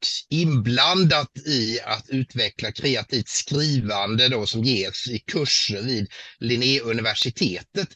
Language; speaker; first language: Swedish; native; Swedish